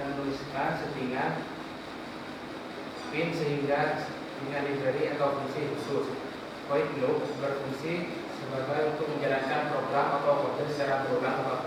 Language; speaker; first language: Indonesian; native; Indonesian